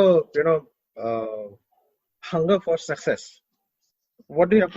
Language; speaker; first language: English; non-native, local second language; Hindi